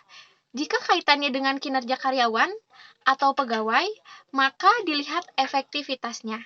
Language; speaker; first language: Indonesian; native; Indonesian